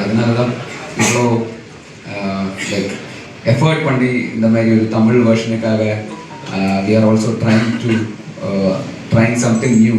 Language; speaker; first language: Tamil; non-native, local second language; Malayalam